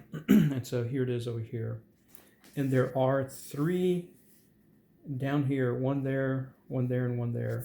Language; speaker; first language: English; native; English